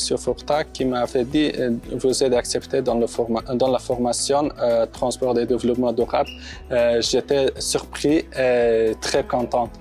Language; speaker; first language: French; non-native, fluent; Persian